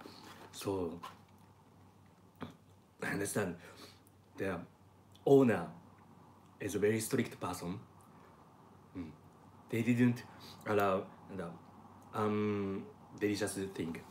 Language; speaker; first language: English; non-native, learner; Japanese